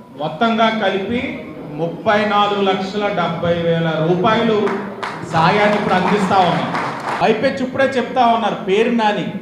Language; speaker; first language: Telugu; native; Telugu